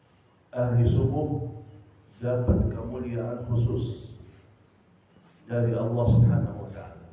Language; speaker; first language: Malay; non-native, fluent; Arabic